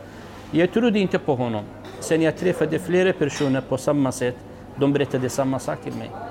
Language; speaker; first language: Swedish; non-native, learner; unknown